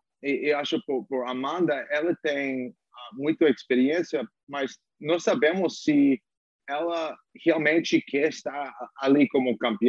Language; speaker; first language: Portuguese; non-native, learner; English